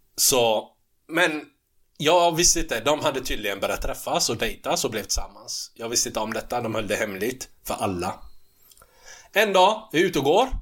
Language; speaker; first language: Swedish; early bilingual, other home language; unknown